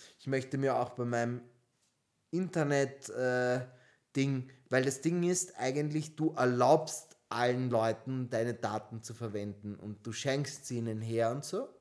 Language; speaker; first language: German; early bilingual, other home language; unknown